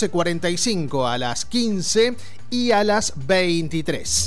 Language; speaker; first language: Spanish; native; Spanish